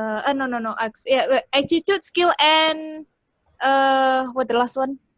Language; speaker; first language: English; non-native, learner; Indonesian